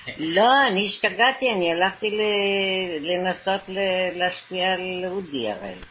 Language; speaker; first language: Hebrew; native; Hebrew